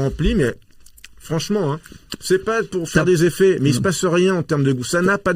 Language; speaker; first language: French; native; French